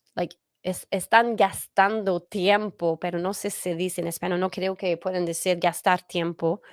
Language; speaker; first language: Spanish; non-native, fluent; English